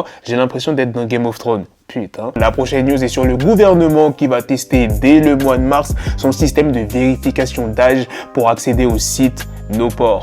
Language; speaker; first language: French; native; French